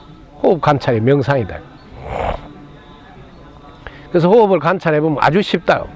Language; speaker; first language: Korean; native; Korean